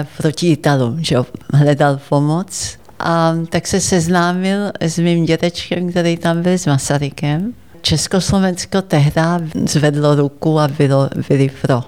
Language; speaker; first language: Czech; early bilingual, heritage; Czech